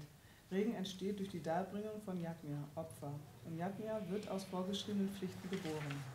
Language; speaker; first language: German; native; German